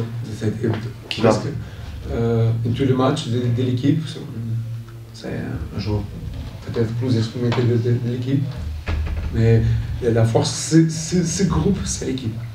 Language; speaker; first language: French; non-native, fluent; Portuguese